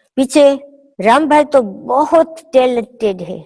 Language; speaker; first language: Hindi; non-native, fluent; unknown